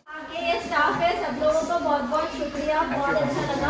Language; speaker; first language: Hindi; native; Hindi